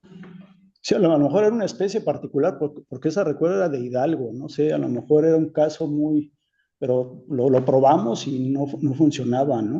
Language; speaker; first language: Spanish; native; Spanish